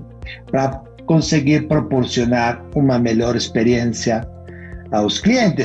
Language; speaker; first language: Portuguese; non-native, fluent; Spanish